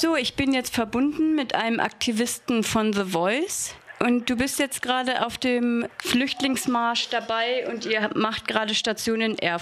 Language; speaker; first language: German; native; German